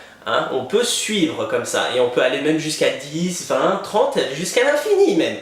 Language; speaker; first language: French; native; French